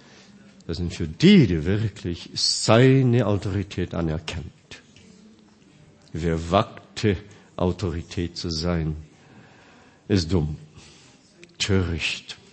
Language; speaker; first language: German; non-native, fluent; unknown